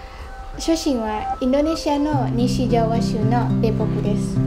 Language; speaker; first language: Japanese; non-native, learner; Indonesian